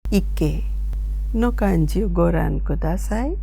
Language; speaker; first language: Japanese; non-native, fluent; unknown